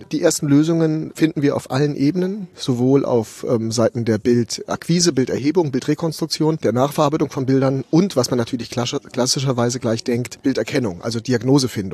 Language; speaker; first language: German; native; German